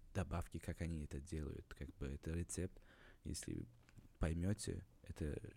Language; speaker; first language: Russian; non-native, local second language; Uzbek